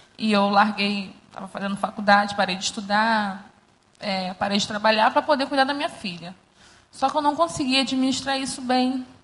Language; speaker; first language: Portuguese; native; Portuguese